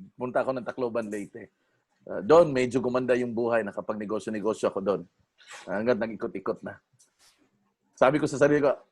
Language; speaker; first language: Filipino; non-native, local second language; Cebuano